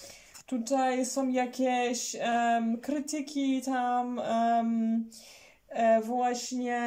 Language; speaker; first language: Polish; early bilingual, heritage; German